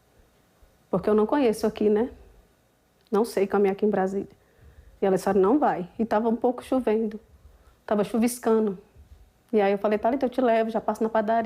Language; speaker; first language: Portuguese; native; Portuguese